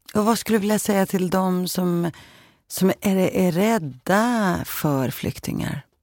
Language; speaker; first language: Swedish; early bilingual, other home language; Greek